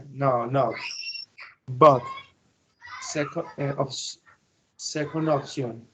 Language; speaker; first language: English; non-native, learner; Spanish